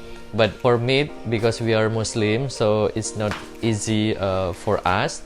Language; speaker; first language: English; non-native, learner; Indonesian